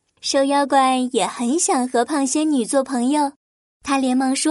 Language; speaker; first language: Chinese; native; Chinese